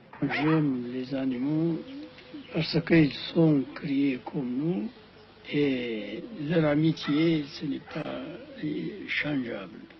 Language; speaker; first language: French; non-native, fluent; Amharic